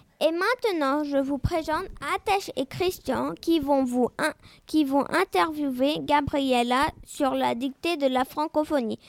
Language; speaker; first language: French; non-native, learner; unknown